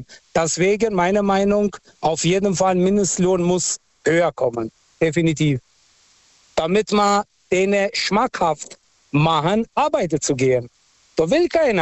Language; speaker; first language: German; non-native, fluent; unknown